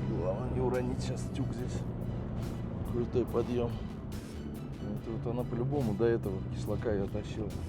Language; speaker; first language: Russian; native; Russian